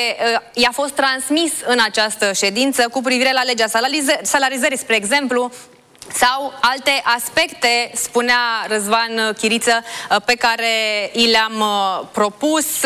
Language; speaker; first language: Romanian; native; Romanian